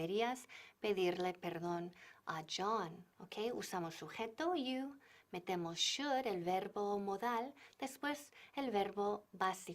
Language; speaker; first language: Spanish; non-native, fluent; English